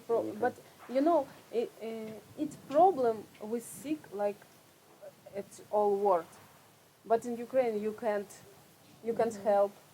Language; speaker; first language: English; non-native, learner; Russian